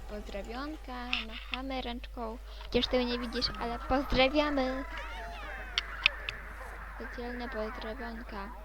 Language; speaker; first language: Polish; native; Polish